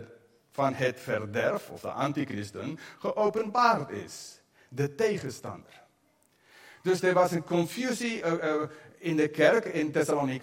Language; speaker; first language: Dutch; non-native, fluent; English